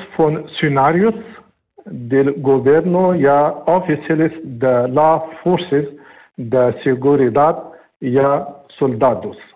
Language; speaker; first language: Spanish; non-native, learner; Pashto